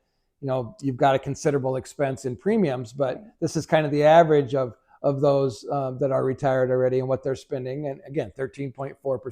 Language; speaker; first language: English; native; English